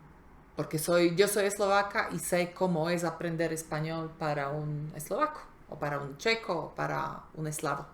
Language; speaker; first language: Spanish; non-native, fluent; Slovak